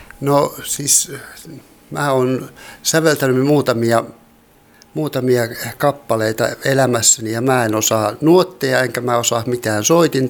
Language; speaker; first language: Finnish; native; Finnish